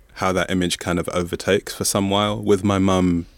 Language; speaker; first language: English; non-native, local second language; Bemba